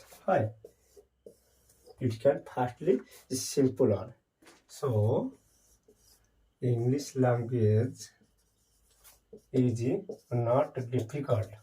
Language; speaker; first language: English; non-native, learner; Hindi